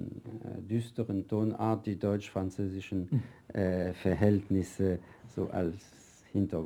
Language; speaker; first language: German; non-native, fluent; French